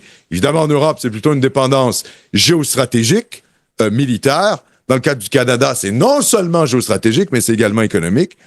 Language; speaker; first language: French; native; French